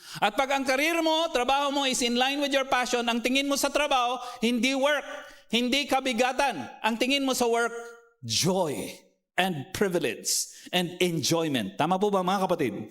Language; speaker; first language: Filipino; non-native, local second language; Cebuano